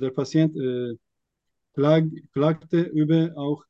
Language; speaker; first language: German; non-native, fluent; Turkish